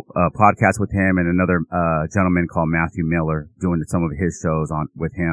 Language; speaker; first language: English; native; English